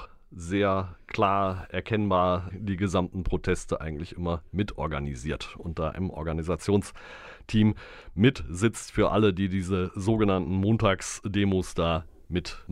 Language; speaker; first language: German; native; German